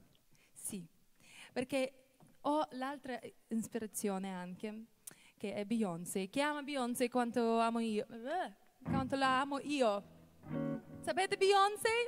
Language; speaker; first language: Italian; non-native, fluent; Russian